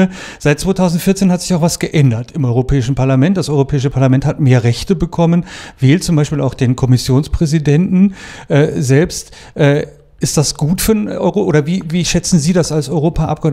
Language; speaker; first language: German; native; German